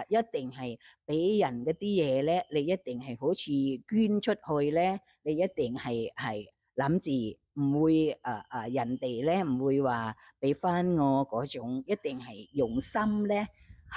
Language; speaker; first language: Cantonese; non-native, fluent; Thai